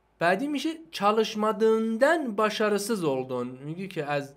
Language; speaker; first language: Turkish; non-native, fluent; Persian